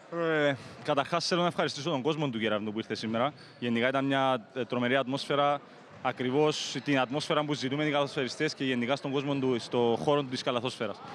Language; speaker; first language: Greek; native; Greek